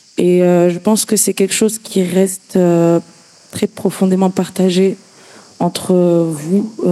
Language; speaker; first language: French; non-native, local second language; Arabic